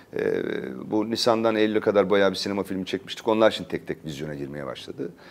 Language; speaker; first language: Turkish; native; Turkish